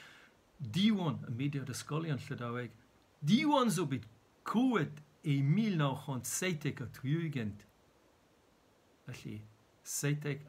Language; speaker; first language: Welsh; native; Welsh